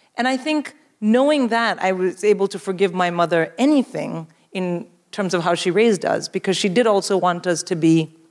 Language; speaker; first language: English; non-native, local second language; Hindi